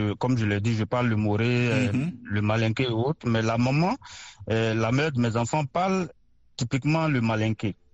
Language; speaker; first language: French; non-native, local second language; Mossi